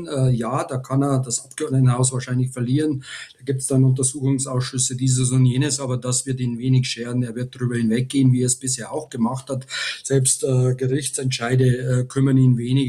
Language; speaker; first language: German; native; German